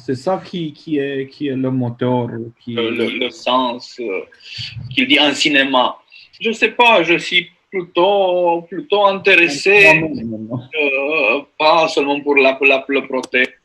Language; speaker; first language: French; non-native, fluent; Romanian